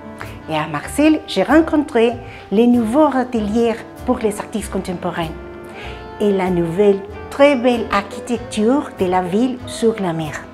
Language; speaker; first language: French; non-native, learner; Spanish